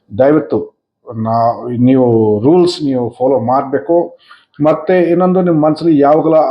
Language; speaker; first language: Kannada; non-native, fluent; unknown